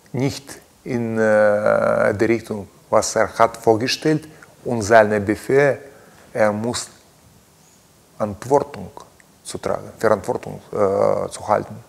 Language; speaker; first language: German; non-native, learner; Russian